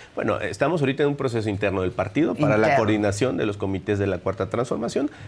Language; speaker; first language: Spanish; native; Spanish